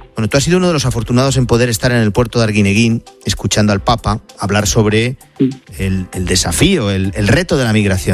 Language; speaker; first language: Spanish; native; Spanish